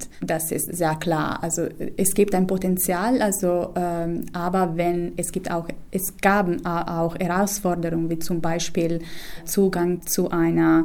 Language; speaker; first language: German; non-native, fluent; Italian